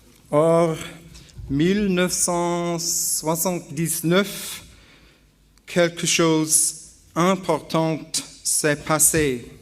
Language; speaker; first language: French; non-native, learner; English